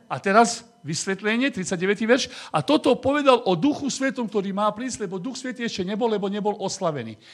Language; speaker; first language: Slovak; non-native, local second language; Hungarian